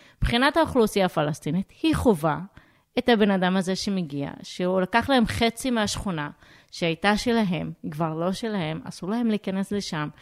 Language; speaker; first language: Hebrew; non-native, local second language; Arabic